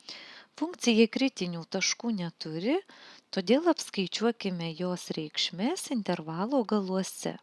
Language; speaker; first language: Lithuanian; native; Lithuanian